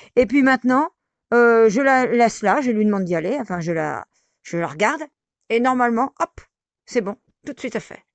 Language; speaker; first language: French; native; French